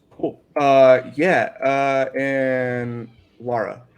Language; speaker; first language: English; native; English